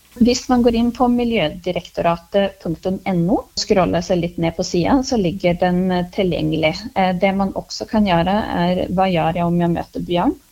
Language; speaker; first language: Norwegian; native; Norwegian